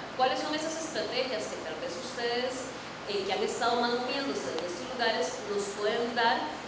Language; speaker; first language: Spanish; native; Spanish